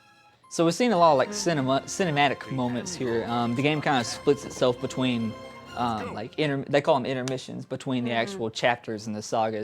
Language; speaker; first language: English; native; English